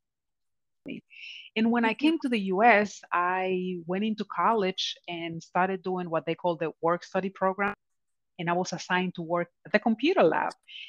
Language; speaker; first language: English; non-native, fluent; Spanish